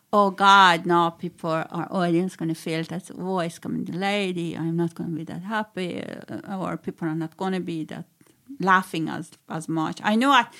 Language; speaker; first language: English; non-native, fluent; Swedish